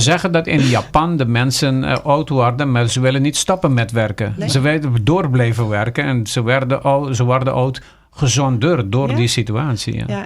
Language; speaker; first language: Dutch; non-native, local second language; Papiamento